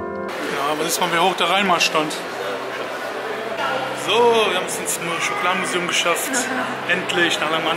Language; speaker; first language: German; native; German